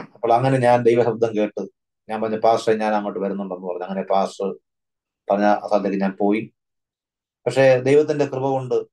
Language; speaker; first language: Malayalam; native; Malayalam